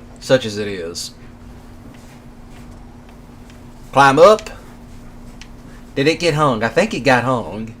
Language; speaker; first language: English; native; English